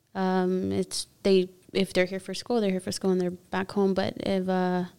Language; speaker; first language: English; early bilingual, other home language; Spanish